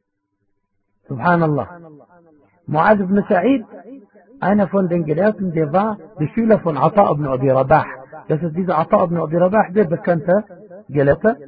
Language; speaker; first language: German; non-native, fluent; Arabic